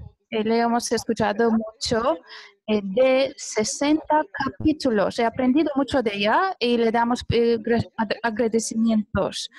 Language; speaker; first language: Spanish; non-native, fluent; Turkish